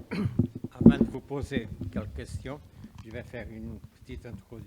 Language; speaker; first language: French; non-native, fluent; Portuguese